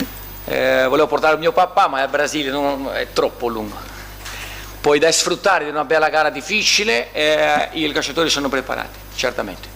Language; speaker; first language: Italian; non-native, fluent; Portuguese